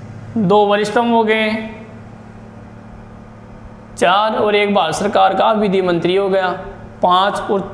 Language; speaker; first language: Hindi; native; Hindi